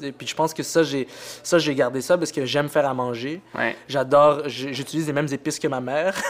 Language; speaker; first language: French; early bilingual, other home language; Arabic